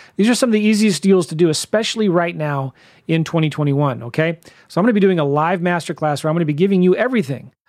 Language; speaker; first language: English; native; English